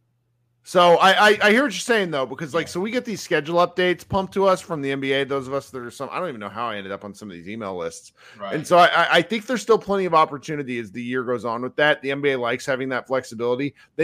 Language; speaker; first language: English; native; English